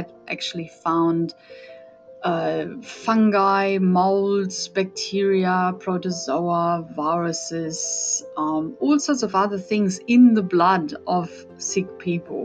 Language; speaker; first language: English; non-native, fluent; German